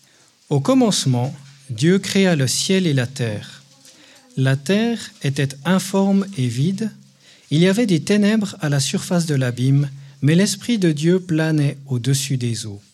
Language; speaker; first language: French; native; French